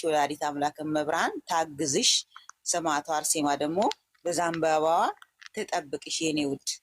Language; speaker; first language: Amharic; native; Amharic